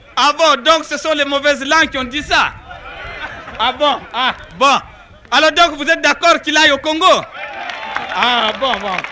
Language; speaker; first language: French; non-native, local second language; Kongo